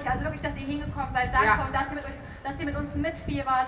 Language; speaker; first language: German; native; German